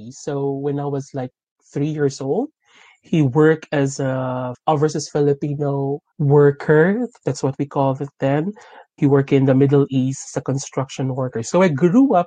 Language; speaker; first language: English; non-native, local second language; Filipino